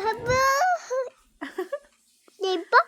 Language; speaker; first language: Korean; early bilingual, other home language; Mongolian